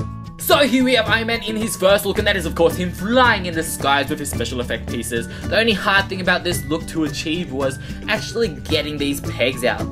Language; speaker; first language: English; native; English